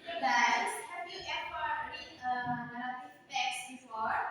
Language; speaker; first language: English; non-native, learner; Indonesian